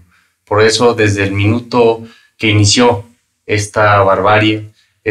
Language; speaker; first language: Spanish; native; Spanish